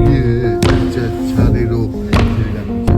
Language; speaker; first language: Korean; non-native, learner; Mongolian